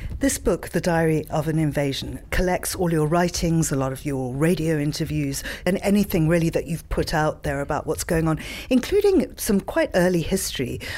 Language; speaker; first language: English; native; English